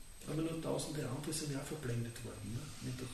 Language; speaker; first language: German; native; German